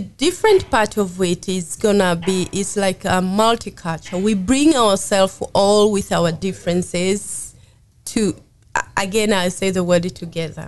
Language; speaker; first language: English; non-native, local second language; Swahili